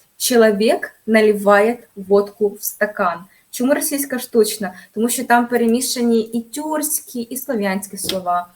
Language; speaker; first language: Ukrainian; native; Ukrainian